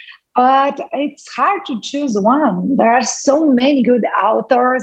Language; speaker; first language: English; non-native, fluent; Portuguese